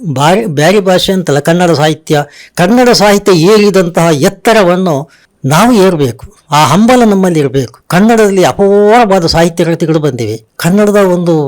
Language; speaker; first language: Kannada; non-native, local second language; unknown